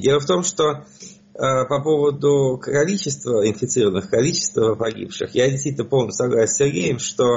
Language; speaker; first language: Russian; native; Russian